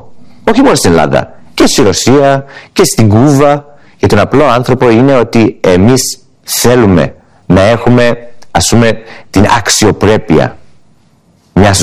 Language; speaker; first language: Greek; early bilingual, heritage; Greek